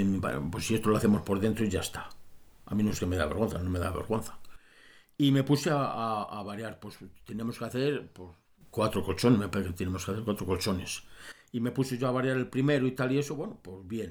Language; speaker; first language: Spanish; native; Spanish